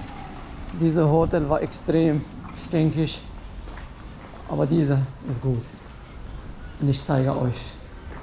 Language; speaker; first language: German; non-native, fluent; Arabic